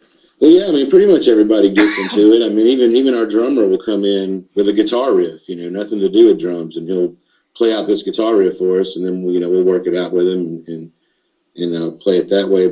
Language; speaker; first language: English; native; English